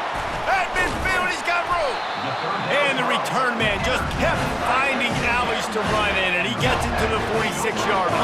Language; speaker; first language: English; native; English